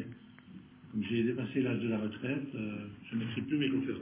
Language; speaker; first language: French; native; French